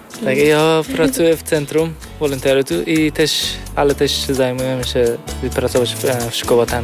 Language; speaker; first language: Polish; non-native, learner; Persian